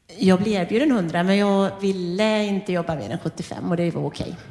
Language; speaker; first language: Swedish; native; Swedish